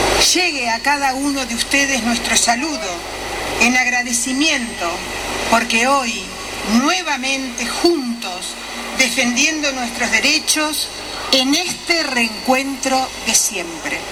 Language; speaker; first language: Spanish; native; Spanish